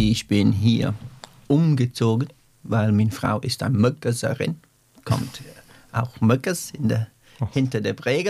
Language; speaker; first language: German; non-native, fluent; English